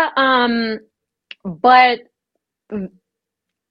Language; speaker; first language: English; native; English